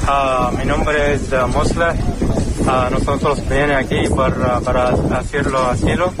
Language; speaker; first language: Spanish; non-native, learner; Arabic